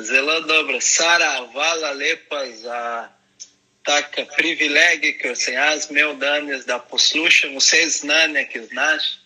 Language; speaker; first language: Slovenian; non-native, learner; Portuguese